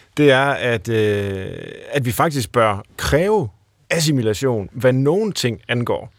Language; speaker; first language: Danish; native; Danish